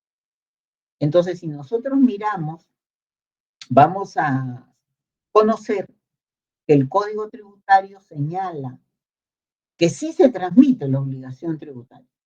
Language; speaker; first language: Spanish; native; Spanish